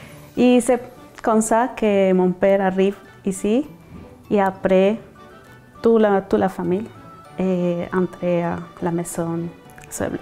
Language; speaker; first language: French; non-native, learner; Spanish